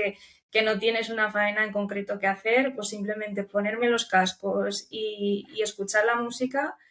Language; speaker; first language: Spanish; early bilingual, other home language; Romanian